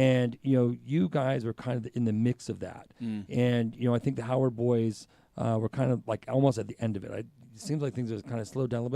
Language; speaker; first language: English; native; English